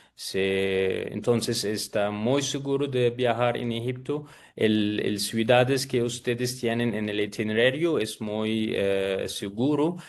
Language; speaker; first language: Spanish; non-native, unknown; Arabic